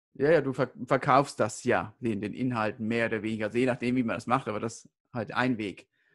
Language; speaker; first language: German; native; German